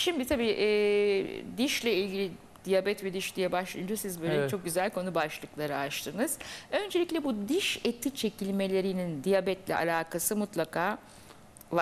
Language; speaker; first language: Turkish; native; Turkish